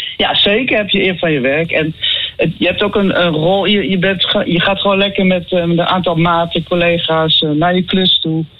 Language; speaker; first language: Dutch; native; Dutch